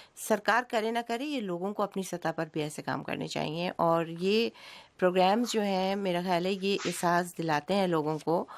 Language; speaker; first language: Urdu; native; Urdu